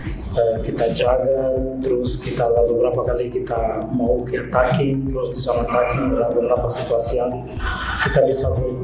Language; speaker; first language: Indonesian; non-native, fluent; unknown